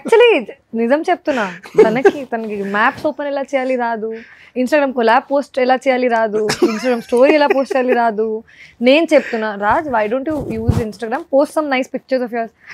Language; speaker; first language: Telugu; non-native, fluent; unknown